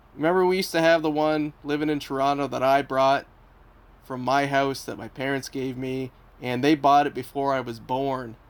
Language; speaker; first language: English; native; English